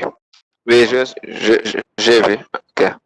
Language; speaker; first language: French; non-native, local second language; Wolof